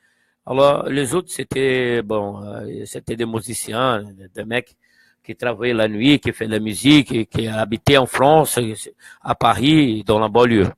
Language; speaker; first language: French; non-native, fluent; Portuguese